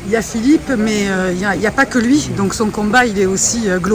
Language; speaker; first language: French; native; French